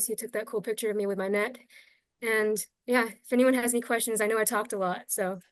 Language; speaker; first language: English; native; English